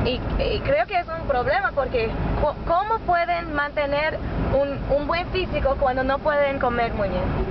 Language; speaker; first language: Spanish; non-native, learner; English